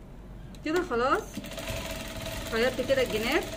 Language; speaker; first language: Arabic; native; Arabic